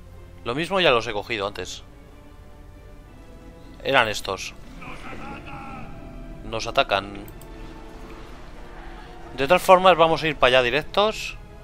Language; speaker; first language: Spanish; native; Spanish